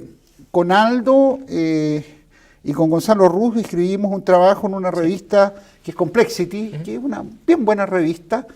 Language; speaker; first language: Spanish; native; Spanish